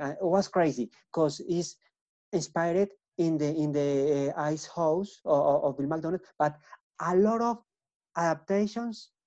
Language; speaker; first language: English; non-native, learner; Spanish